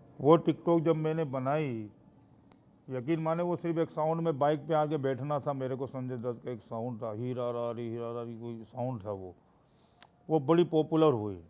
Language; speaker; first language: Urdu; native; Urdu